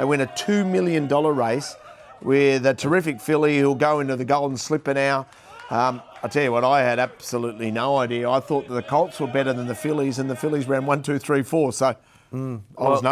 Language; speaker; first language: English; native; English